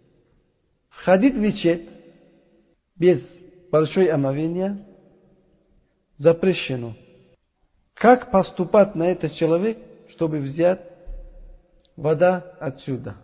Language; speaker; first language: Russian; non-native, local second language; Uzbek